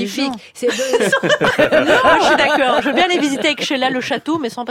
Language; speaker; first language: French; native; French